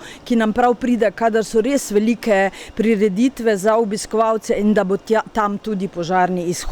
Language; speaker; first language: Slovenian; native; Slovenian